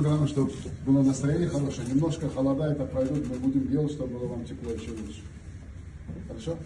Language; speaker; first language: Russian; non-native, local second language; Uzbek